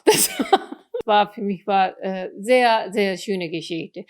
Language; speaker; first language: German; non-native, fluent; Korean